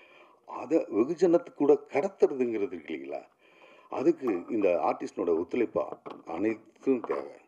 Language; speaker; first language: Tamil; native; Tamil